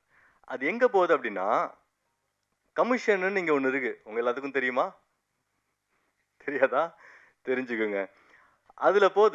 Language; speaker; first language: Tamil; native; Tamil